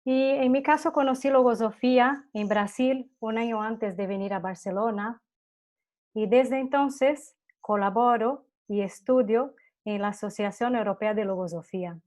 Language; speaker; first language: Spanish; non-native, fluent; Portuguese